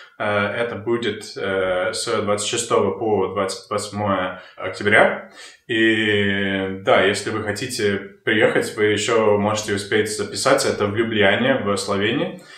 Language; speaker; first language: Russian; non-native, fluent; English